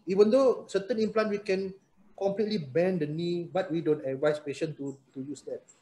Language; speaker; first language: English; non-native, local second language; Malay